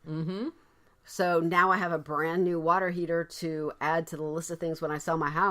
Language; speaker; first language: English; native; English